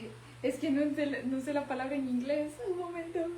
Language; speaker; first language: Spanish; non-native, learner; English